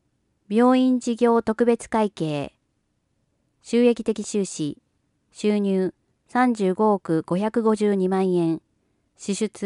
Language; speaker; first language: Japanese; native; Japanese